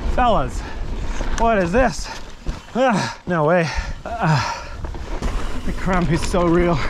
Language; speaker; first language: English; native; English